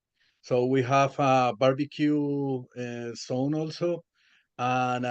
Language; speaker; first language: English; non-native, learner; Spanish